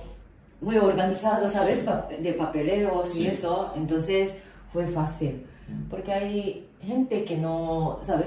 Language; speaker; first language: Spanish; non-native, fluent; Japanese